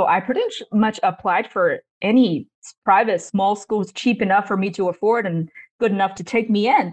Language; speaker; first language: English; non-native, fluent; Chinese